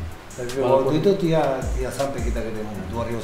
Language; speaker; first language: Indonesian; non-native, learner; Spanish